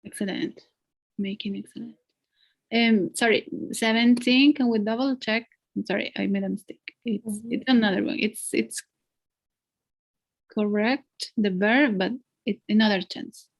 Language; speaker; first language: English; non-native, fluent; Spanish